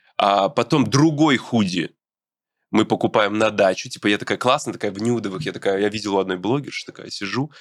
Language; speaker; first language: Russian; native; Russian